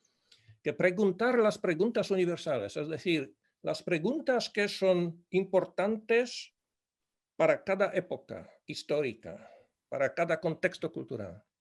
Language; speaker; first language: Spanish; non-native, fluent; Polish